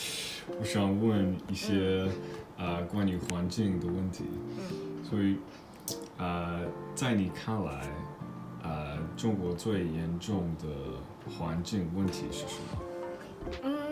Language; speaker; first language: Chinese; non-native, learner; English